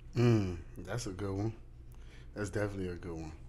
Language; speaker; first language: English; native; English